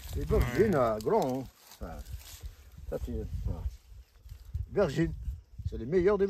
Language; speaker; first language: French; non-native, learner; Arabic